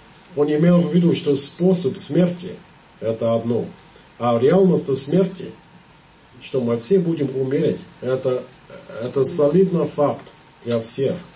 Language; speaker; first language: Russian; non-native, fluent; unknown